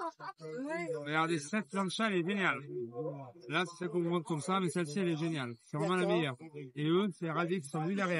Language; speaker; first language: French; native; French